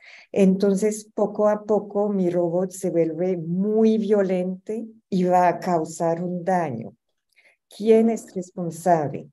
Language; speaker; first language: Spanish; non-native, fluent; French